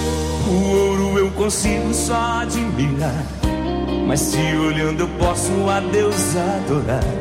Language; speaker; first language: Portuguese; native; Portuguese